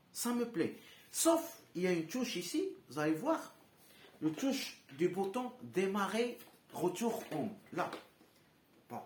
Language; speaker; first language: French; non-native, local second language; Arabic